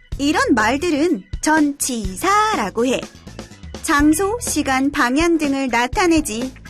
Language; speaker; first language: Korean; native; Korean